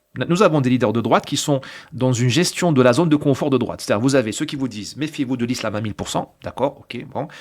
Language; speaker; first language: French; non-native, local second language; Arabic